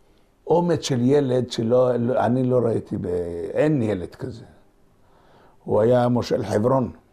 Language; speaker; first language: Hebrew; non-native, local second language; Ladino